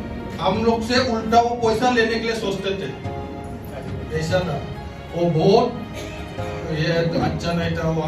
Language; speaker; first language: Hindi; non-native, local second language; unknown